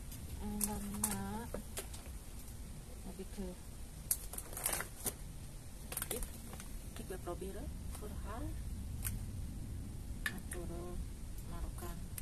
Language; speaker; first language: Dutch; non-native, learner; Indonesian